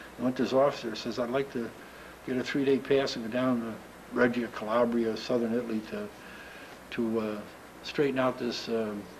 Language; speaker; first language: English; native; English